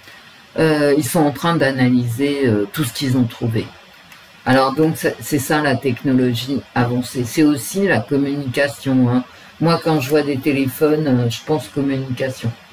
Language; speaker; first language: French; native; French